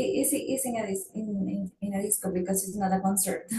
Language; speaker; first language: English; non-native, learner; Spanish